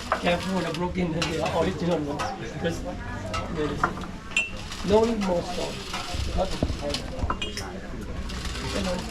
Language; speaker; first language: English; non-native, learner; Thai